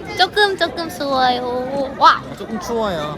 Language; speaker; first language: Korean; non-native, learner; Lao